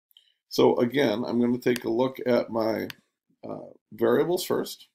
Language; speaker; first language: English; native; English